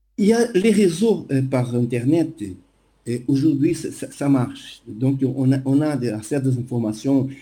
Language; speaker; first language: French; non-native, fluent; Portuguese